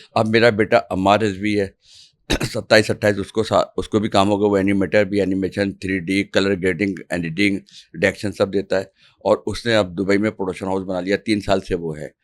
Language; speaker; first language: Urdu; native; Urdu